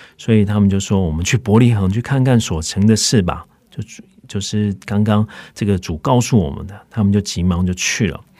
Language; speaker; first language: Chinese; native; Chinese